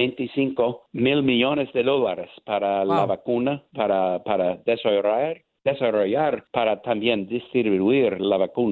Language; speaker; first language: Spanish; non-native, learner; English